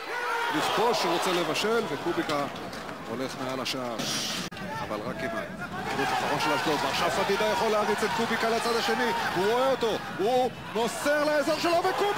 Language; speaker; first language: Hebrew; native; Hebrew